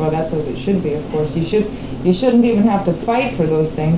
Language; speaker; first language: English; native; English